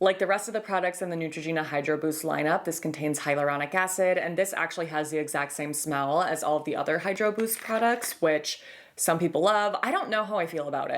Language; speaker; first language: English; native; English